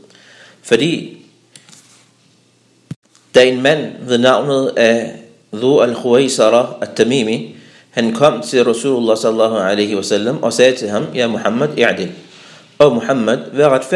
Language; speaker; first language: Danish; early bilingual, other home language; Arabic